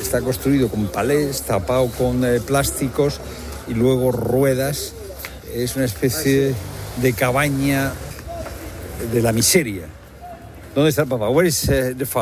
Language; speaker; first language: Spanish; native; Spanish